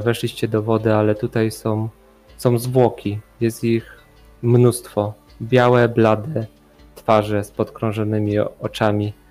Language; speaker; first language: Polish; native; Polish